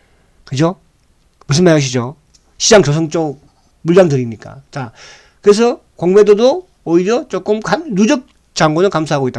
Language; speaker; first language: Korean; native; Korean